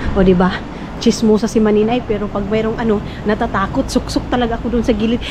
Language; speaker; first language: Filipino; non-native, local second language; Cebuano